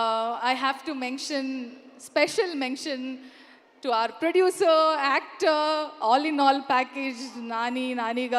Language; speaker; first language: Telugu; non-native, learner; Kannada